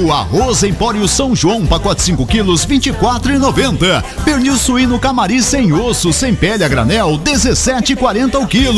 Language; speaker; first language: Portuguese; native; Portuguese